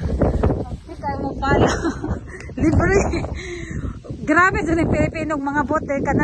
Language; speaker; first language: Filipino; non-native, local second language; Cebuano